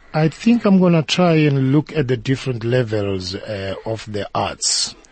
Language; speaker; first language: English; non-native, local second language; Zulu